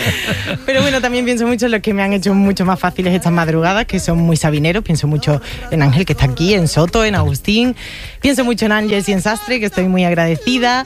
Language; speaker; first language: Spanish; native; Spanish